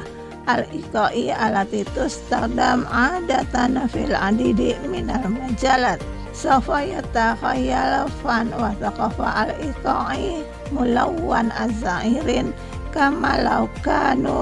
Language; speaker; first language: Arabic; non-native, fluent; Indonesian